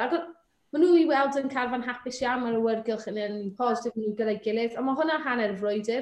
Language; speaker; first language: Welsh; native; Welsh